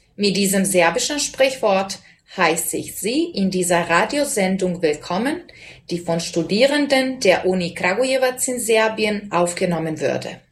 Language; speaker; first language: German; non-native, fluent; Serbian